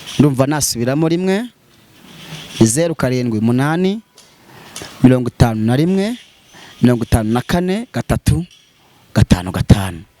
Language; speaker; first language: Kinyarwanda; native; Kinyarwanda